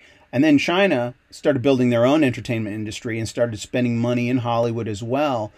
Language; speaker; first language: English; native; English